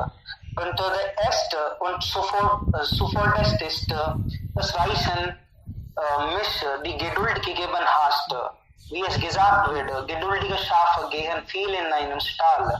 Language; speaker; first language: German; non-native, learner; Hindi